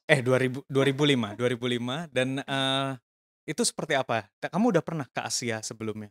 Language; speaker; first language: Indonesian; native; Indonesian